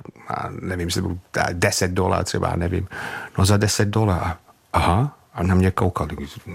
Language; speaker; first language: Czech; non-native, fluent; English